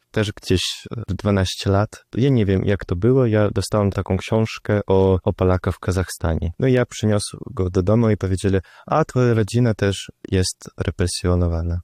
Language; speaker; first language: Polish; non-native, learner; Russian